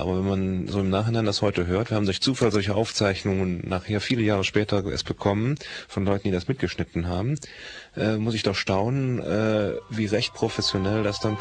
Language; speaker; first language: German; native; German